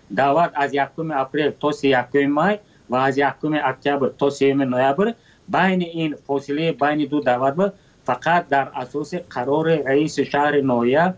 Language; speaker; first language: Tajik; native; Tajik